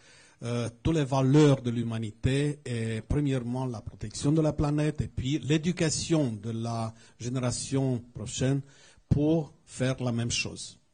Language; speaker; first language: French; non-native, fluent; Romanian